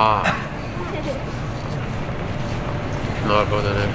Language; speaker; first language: Japanese; non-native, learner; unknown